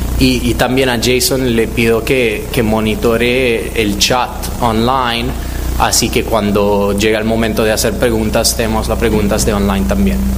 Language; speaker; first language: Spanish; non-native, fluent; Italian